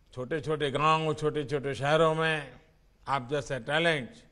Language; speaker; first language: Hindi; non-native, local second language; Gujarati